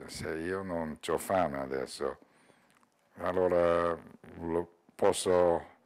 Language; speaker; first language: Italian; non-native, learner; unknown